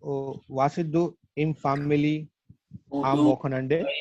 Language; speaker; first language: German; non-native, learner; Gujarati